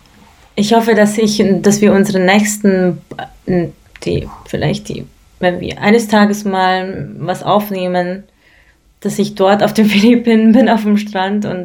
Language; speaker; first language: German; early bilingual, other home language; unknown